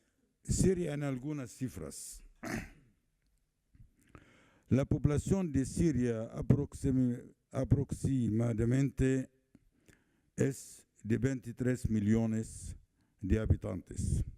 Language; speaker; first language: Spanish; non-native, fluent; Arabic